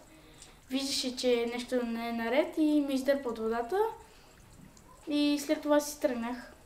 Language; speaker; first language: Bulgarian; early bilingual, heritage; Bulgarian